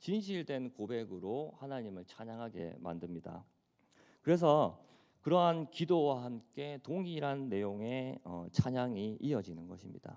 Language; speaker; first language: Korean; native; Korean